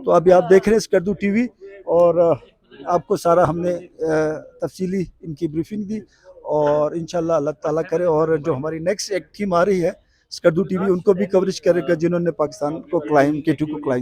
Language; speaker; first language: Hindi; non-native, local second language; Balti